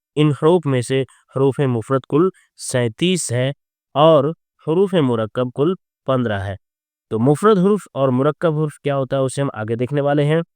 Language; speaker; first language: Urdu; native; Urdu